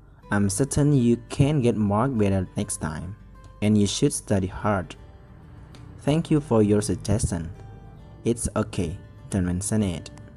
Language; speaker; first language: English; non-native, fluent; Indonesian